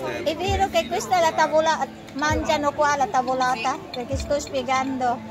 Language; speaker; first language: Italian; non-native, fluent; Filipino